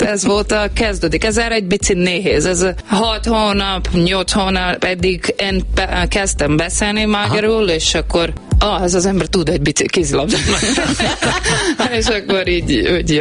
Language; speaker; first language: Hungarian; non-native, learner; Portuguese